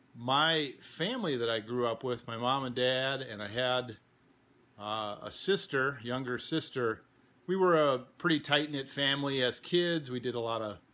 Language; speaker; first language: English; native; English